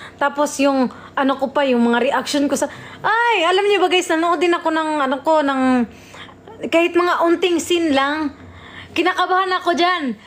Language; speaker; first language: Filipino; non-native, local second language; Cebuano